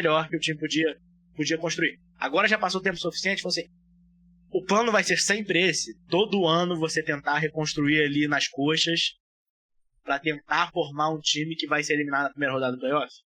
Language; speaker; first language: Portuguese; native; Portuguese